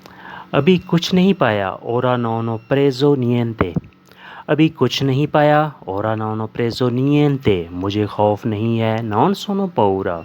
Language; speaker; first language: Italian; non-native, learner; Urdu